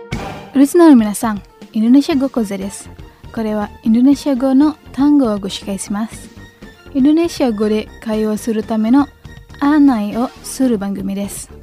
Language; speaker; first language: Japanese; non-native, fluent; Indonesian